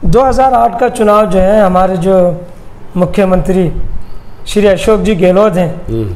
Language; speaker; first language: Hindi; native; Hindi